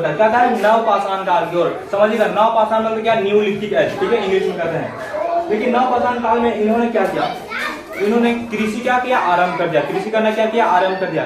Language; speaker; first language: Hindi; native; Hindi